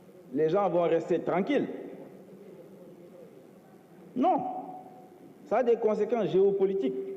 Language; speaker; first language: French; non-native, local second language; Wolof